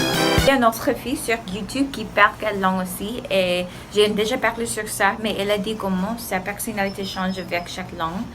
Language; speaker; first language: French; non-native, learner; English